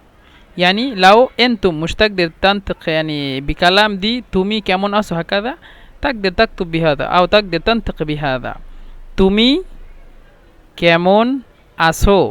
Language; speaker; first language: Arabic; non-native, fluent; Bangla